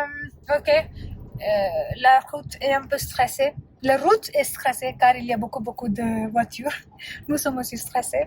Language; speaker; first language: French; non-native, fluent; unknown